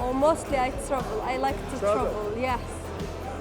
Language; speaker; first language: English; non-native, fluent; Arabic